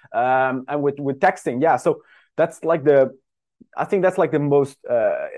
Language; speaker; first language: English; non-native, fluent; Dutch